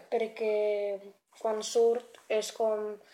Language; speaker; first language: Catalan; non-native, learner; Romanian